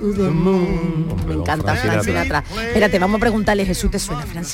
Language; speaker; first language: Spanish; native; Spanish